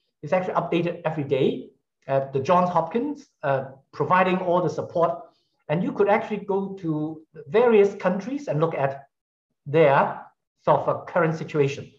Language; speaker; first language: English; non-native, local second language; Cantonese